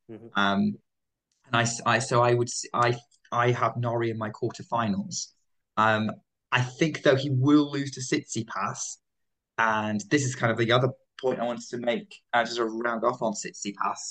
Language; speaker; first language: English; native; English